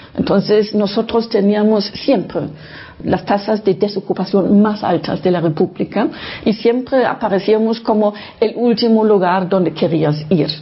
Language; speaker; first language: Spanish; non-native, fluent; Low German